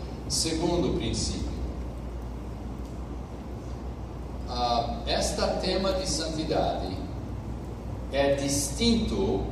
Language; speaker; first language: Portuguese; non-native, fluent; English